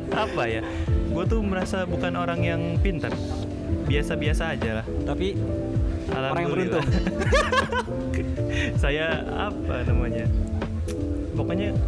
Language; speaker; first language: Indonesian; native; Indonesian